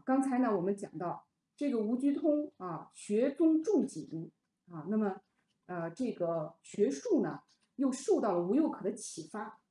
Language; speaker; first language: Chinese; native; Chinese